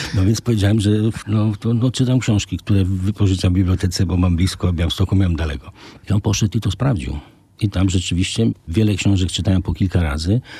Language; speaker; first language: Polish; native; Polish